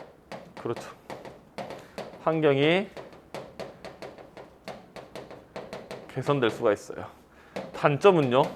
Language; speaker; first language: Korean; native; Korean